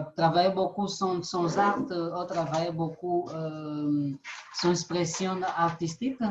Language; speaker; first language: French; non-native, learner; Portuguese